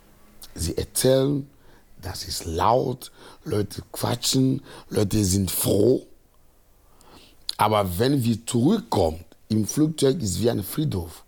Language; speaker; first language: German; non-native, fluent; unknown